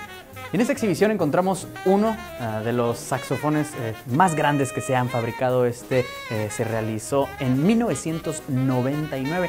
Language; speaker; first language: Spanish; native; Spanish